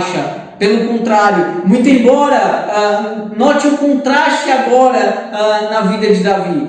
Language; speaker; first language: Portuguese; native; Portuguese